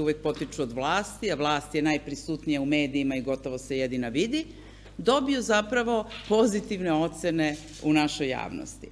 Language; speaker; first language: Serbian; native; Serbian